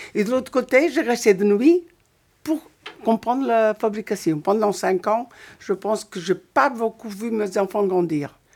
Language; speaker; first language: French; non-native, fluent; Portuguese